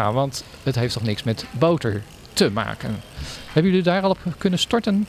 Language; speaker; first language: Dutch; native; Dutch